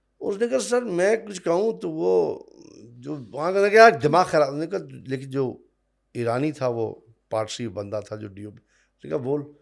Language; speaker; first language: Urdu; non-native, local second language; Punjabi